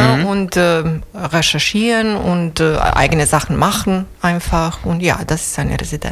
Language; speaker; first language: German; non-native, fluent; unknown